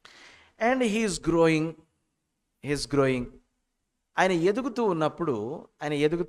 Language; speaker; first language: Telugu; native; Telugu